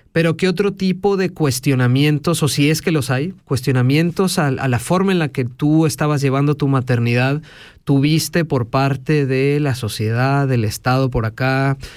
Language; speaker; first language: Spanish; native; Spanish